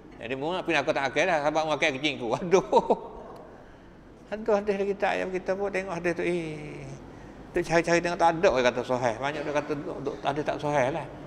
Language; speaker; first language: Malay; native; Malay